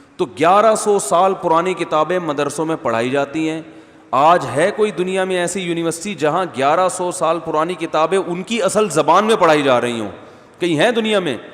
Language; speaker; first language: Urdu; native; Urdu